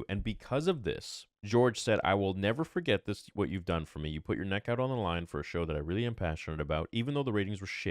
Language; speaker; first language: English; native; English